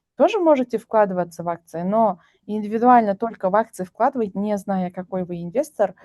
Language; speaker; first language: Russian; non-native, local second language; Kazakh